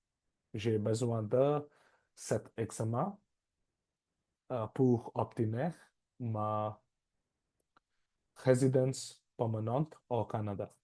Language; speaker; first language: French; non-native, learner; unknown